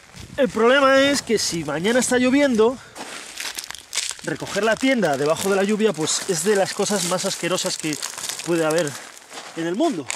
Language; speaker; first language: Spanish; native; Spanish